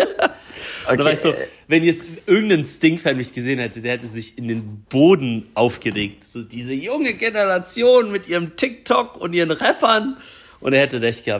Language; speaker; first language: German; native; German